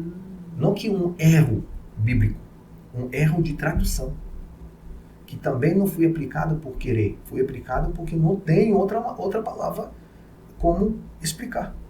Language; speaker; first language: Portuguese; non-native, fluent; Hebrew